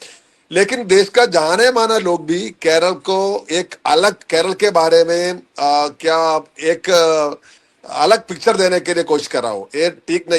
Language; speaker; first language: Hindi; non-native, local second language; Malayalam